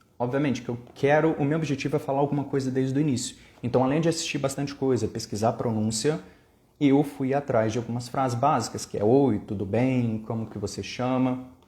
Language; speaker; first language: Portuguese; native; Portuguese